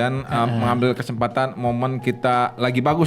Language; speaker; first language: Indonesian; native; Indonesian